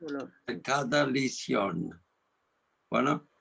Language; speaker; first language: Spanish; non-native, learner; English